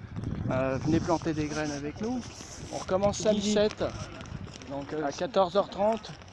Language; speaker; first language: French; native; French